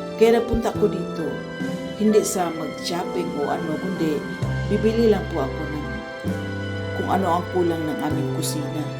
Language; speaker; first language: Filipino; non-native, local second language; Cebuano